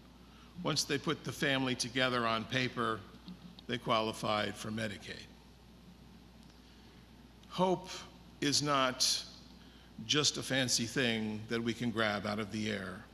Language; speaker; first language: English; native; English